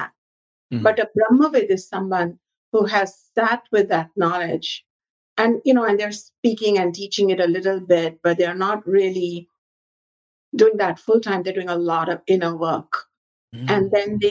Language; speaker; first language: English; non-native, local second language; Hindi